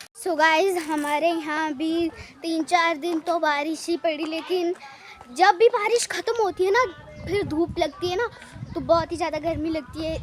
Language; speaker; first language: Hindi; native; Hindi